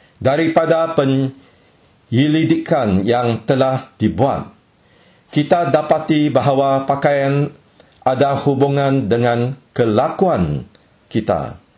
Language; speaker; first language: Malay; non-native, local second language; Chinese